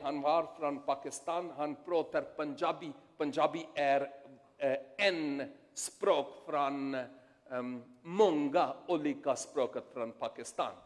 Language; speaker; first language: Swedish; non-native, learner; Urdu